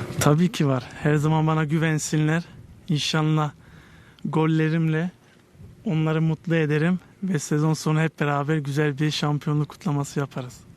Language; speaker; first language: Turkish; early bilingual, heritage; Turkish